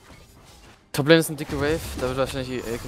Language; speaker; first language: German; native; German